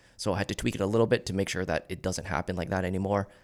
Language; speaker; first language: English; native; English